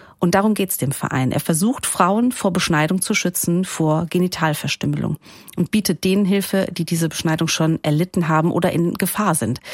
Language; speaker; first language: German; native; German